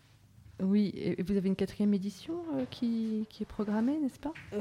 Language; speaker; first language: French; native; French